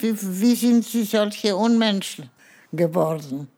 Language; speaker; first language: German; non-native, fluent; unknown